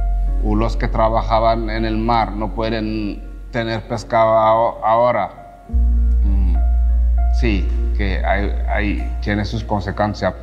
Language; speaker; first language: Spanish; non-native, fluent; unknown